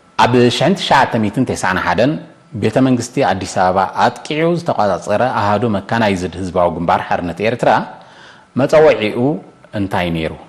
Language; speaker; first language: Tigrinya; native; Tigrinya